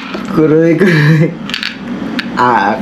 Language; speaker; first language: Japanese; non-native, learner; Filipino